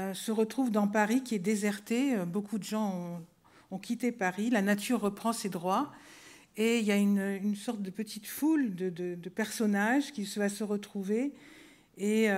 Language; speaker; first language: French; native; French